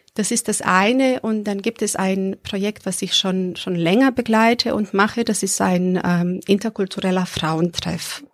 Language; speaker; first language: German; early bilingual, other home language; Serbian